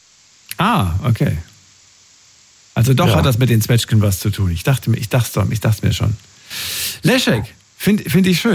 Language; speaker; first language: German; native; German